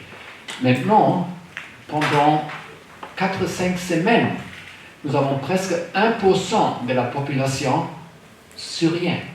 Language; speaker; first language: French; non-native, fluent; German